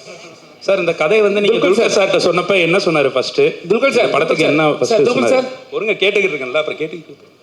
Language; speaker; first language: Tamil; native; Tamil